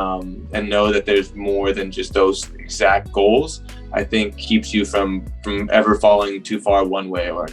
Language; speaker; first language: English; native; English